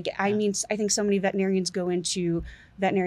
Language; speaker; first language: English; native; English